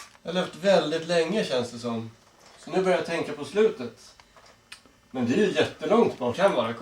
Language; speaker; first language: Swedish; early bilingual, other home language; Estonian